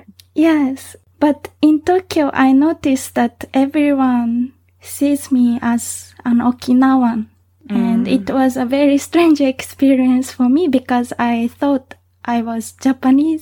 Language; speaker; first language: English; non-native, fluent; Japanese